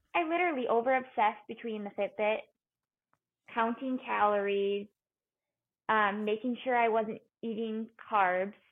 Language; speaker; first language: English; native; English